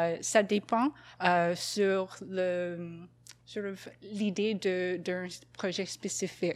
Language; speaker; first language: French; non-native, local second language; English